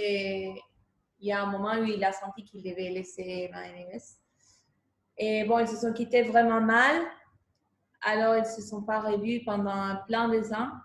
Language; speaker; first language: French; non-native, fluent; Spanish